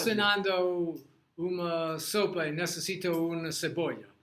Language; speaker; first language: Portuguese; non-native, learner; English